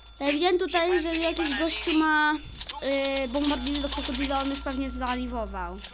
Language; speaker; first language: Polish; native; Polish